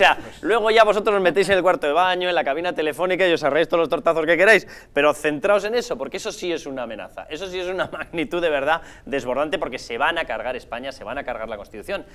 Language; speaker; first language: Spanish; native; Spanish